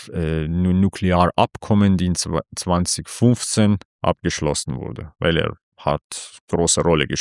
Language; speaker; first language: German; non-native, fluent; Persian